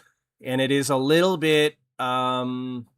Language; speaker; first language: English; native; English